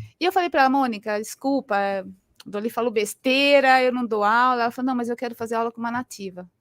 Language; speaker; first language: Portuguese; early bilingual, other home language; Spanish